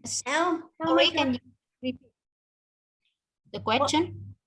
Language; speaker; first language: English; non-native, learner; Vietnamese